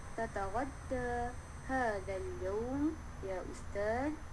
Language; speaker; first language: Arabic; non-native, learner; Malay